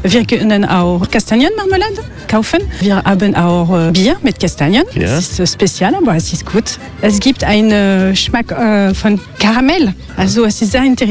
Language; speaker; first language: German; non-native, learner; French